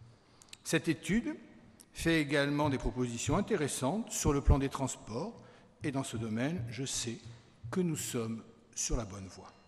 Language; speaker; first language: French; native; French